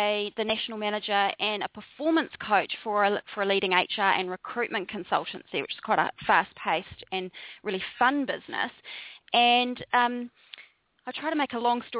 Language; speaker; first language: English; native; English